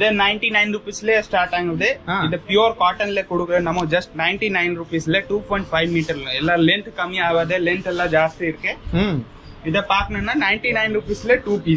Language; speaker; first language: Tamil; non-native, learner; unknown